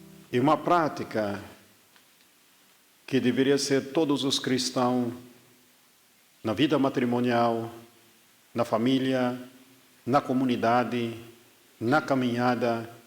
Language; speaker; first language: Portuguese; non-native, fluent; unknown